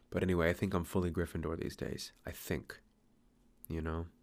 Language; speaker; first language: English; native; English